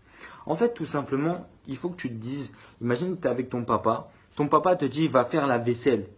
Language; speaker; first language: French; native; French